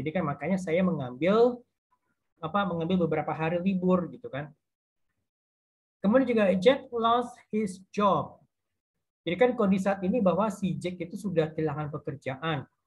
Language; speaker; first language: Indonesian; native; Indonesian